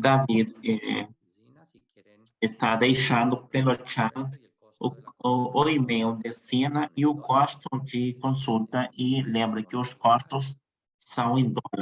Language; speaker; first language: Portuguese; non-native, fluent; Spanish